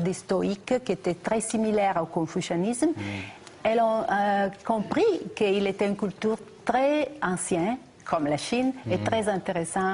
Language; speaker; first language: French; non-native, fluent; Italian